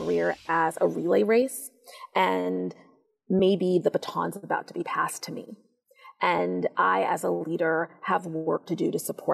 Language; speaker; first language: English; native; English